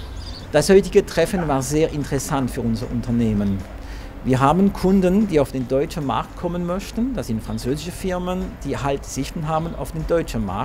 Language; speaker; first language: German; non-native, fluent; French